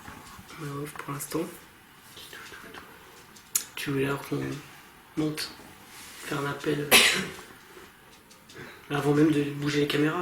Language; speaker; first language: French; native; French